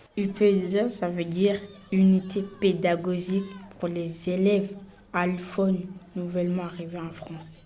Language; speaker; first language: French; non-native, learner; Bambara